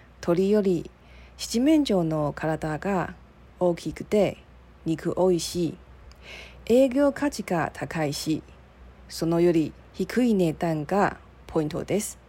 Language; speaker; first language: Japanese; non-native, learner; Chinese